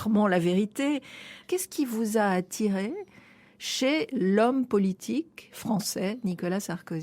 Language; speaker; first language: French; native; French